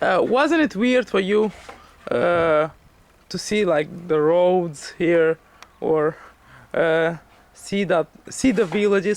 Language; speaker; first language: English; non-native, fluent; Romanian